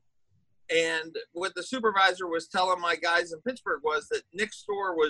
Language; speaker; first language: English; native; English